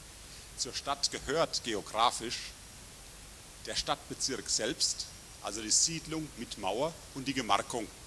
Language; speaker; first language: German; native; German